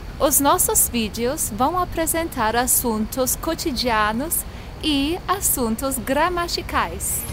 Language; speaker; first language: Portuguese; non-native, fluent; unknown